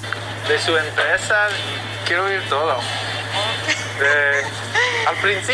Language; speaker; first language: Spanish; non-native, fluent; English